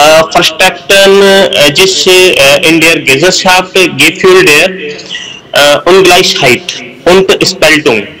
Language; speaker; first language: German; non-native, learner; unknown